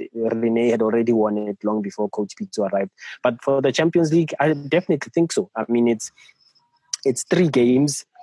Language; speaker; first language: English; non-native, local second language; Southern Sotho